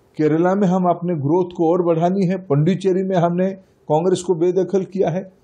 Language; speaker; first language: Hindi; non-native, local second language; Odia